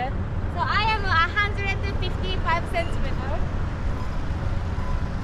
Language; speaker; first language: English; non-native, fluent; Japanese